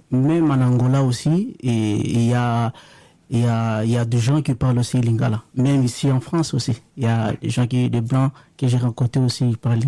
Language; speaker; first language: French; non-native, local second language; Lingala